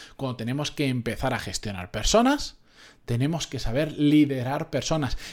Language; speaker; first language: Spanish; native; Spanish